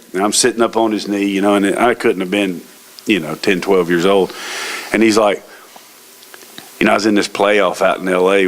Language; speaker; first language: English; native; English